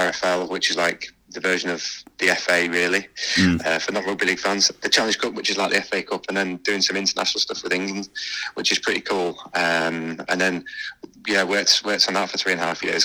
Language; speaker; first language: English; native; English